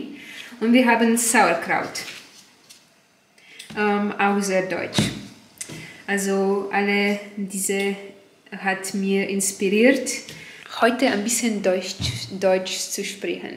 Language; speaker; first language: German; non-native, learner; Slovenian